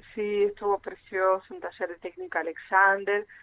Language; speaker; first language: Spanish; early bilingual, other home language; Portuguese